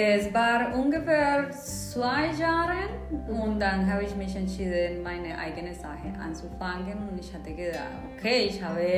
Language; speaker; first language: German; non-native, fluent; Spanish